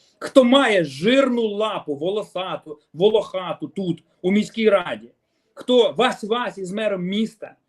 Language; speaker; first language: Ukrainian; native; Ukrainian